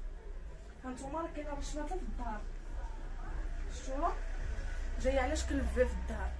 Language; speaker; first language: Arabic; native; Arabic